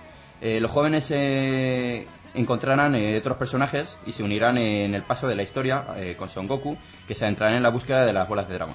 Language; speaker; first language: Spanish; native; Spanish